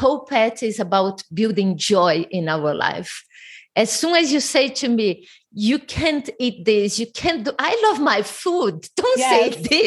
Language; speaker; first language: English; non-native, fluent; Portuguese